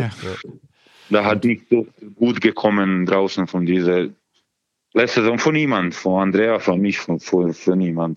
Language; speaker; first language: German; non-native, learner; Croatian